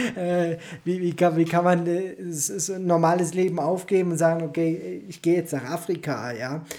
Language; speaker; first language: German; native; German